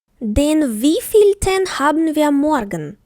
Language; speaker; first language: German; non-native, fluent; Ukrainian